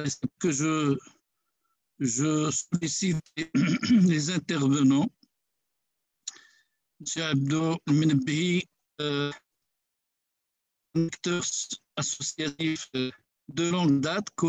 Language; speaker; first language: French; non-native, local second language; Arabic